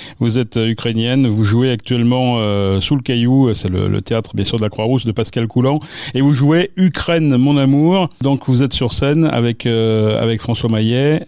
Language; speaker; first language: French; native; French